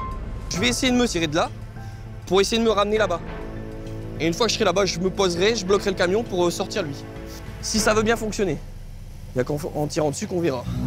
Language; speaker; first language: French; native; French